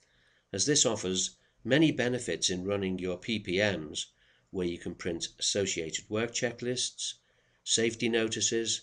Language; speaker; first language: English; native; English